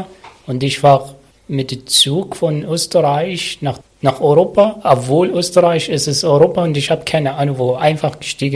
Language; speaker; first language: German; non-native, learner; Arabic